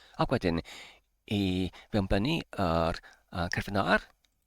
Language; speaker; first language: Welsh; non-native, fluent; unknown